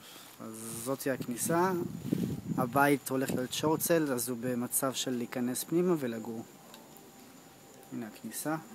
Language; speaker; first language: Hebrew; native; Hebrew